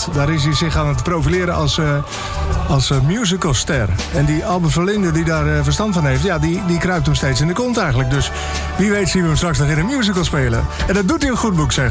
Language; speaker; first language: Dutch; native; Dutch